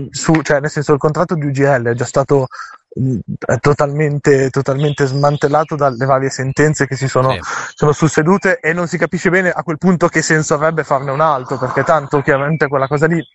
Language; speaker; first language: Italian; native; Italian